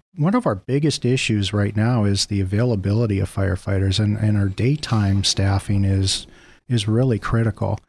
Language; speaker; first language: English; native; English